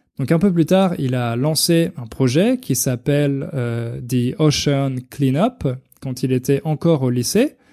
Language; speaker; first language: French; native; French